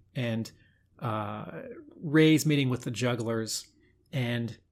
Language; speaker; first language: English; native; English